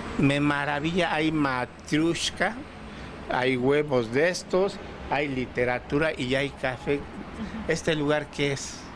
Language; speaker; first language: Spanish; native; Spanish